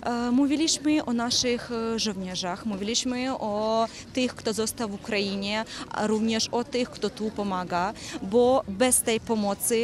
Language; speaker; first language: Polish; non-native, learner; Ukrainian